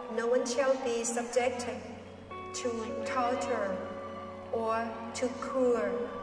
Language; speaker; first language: English; native; English